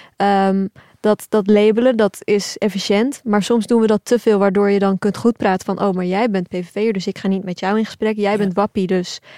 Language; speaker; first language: Dutch; early bilingual, other home language; Turkish